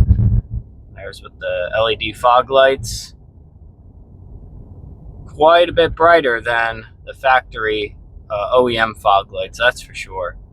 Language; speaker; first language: English; native; English